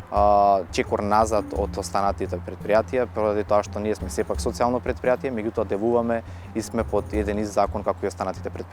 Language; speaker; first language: Macedonian; native; Macedonian